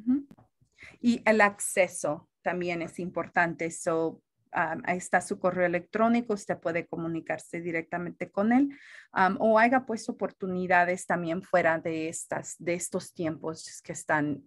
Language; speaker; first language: Spanish; early bilingual, heritage; Spanish